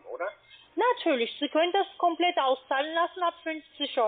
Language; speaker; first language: German; non-native, fluent; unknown